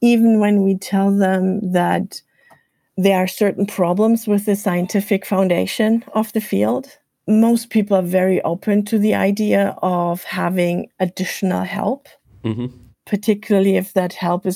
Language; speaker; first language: English; non-native, fluent; German